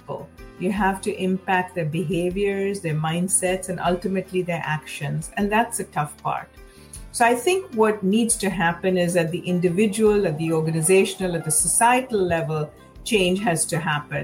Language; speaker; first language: English; non-native, local second language; Hindi